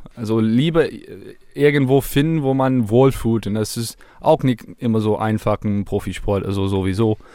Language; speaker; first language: German; non-native, fluent; English